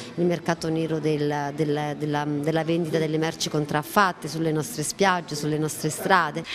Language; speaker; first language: Italian; early bilingual, other home language; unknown